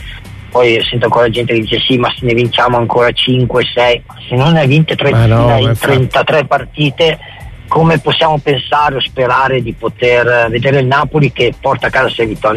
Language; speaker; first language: Italian; native; Italian